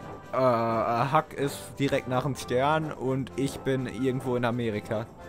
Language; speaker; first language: German; native; German